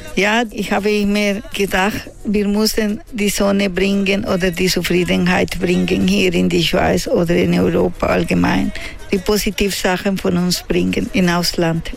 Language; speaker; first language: German; non-native, learner; Spanish